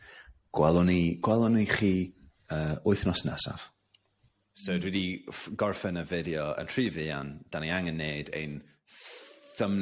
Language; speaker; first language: Welsh; non-native, local second language; English